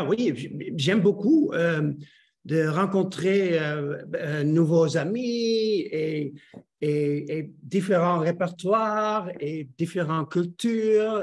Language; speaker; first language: French; non-native, learner; Dutch